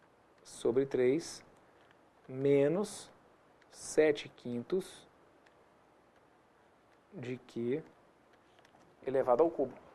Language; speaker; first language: Portuguese; native; Portuguese